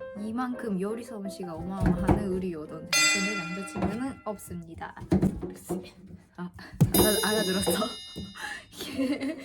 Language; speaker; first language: Korean; non-native, fluent; Japanese